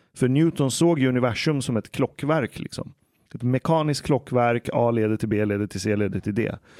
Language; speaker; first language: Swedish; early bilingual, other home language; Persian